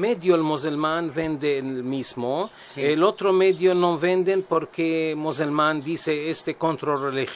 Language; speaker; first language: Spanish; non-native, learner; Arabic